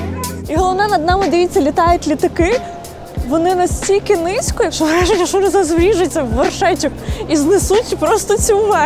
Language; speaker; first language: Ukrainian; native; Ukrainian